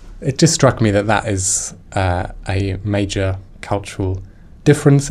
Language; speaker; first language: English; non-native, fluent; German